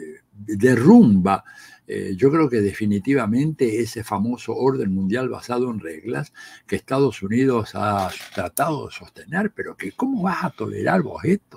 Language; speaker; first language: Spanish; native; Spanish